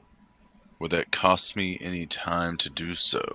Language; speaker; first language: English; native; English